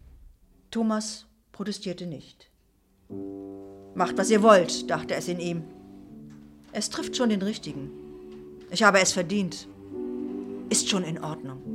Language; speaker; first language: German; native; German